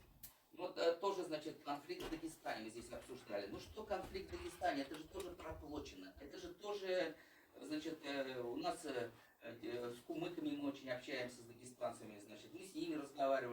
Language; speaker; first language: Russian; native; Russian